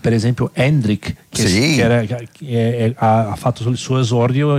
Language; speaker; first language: Italian; non-native, fluent; Portuguese